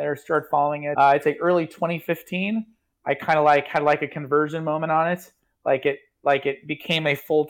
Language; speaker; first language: English; native; English